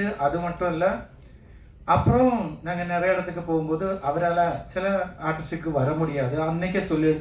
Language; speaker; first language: Tamil; non-native, learner; Malayalam